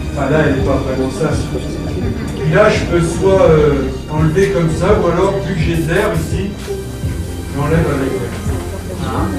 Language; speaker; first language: French; native; French